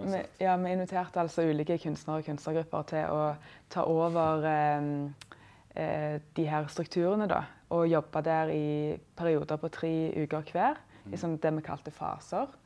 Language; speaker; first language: Norwegian; native; Norwegian